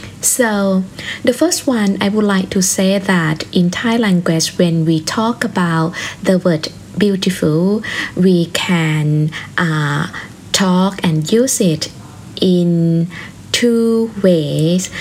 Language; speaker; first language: English; non-native, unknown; Thai